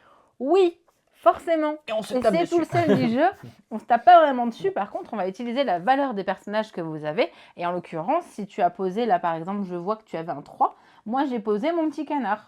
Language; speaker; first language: French; native; French